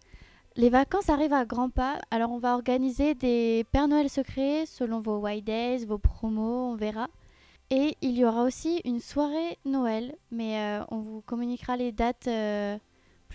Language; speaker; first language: French; native; French